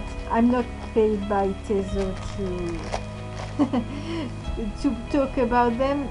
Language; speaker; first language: English; non-native, fluent; French